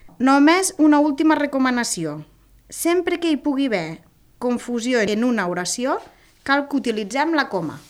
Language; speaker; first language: Catalan; native; Catalan